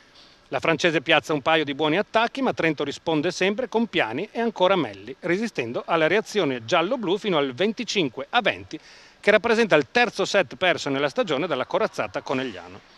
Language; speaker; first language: Italian; native; Italian